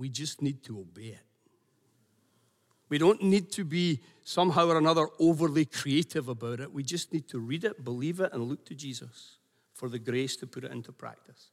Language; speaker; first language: English; native; English